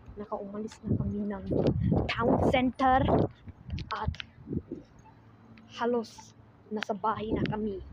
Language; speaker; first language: Filipino; non-native, learner; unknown